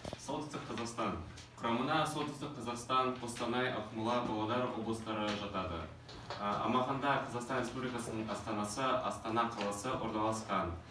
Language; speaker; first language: Kazakh; non-native, local second language; Russian